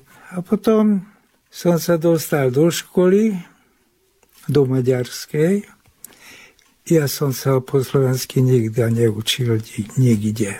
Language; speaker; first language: Slovak; early bilingual, heritage; Hungarian